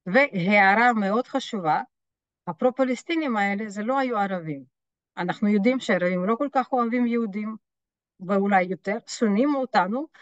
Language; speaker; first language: Hebrew; non-native, fluent; French